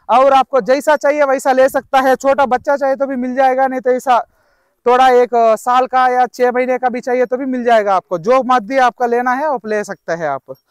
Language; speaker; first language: Hindi; non-native, local second language; Telugu